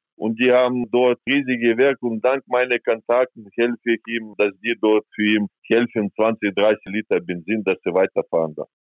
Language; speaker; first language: German; non-native, fluent; Ukrainian